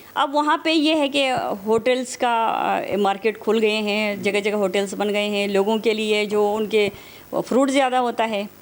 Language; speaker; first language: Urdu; non-native, local second language; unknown